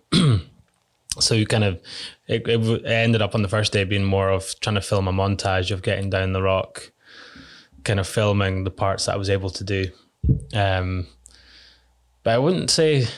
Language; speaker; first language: English; native; English